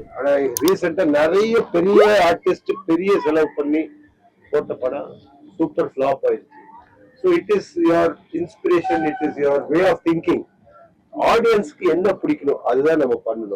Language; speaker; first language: Tamil; non-native, local second language; Punjabi